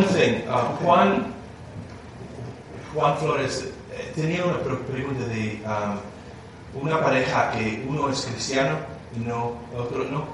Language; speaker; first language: Spanish; non-native, learner; English